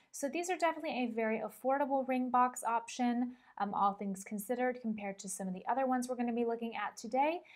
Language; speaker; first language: English; native; English